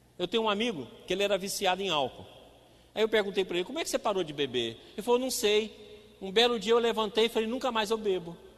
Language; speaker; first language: Portuguese; native; Portuguese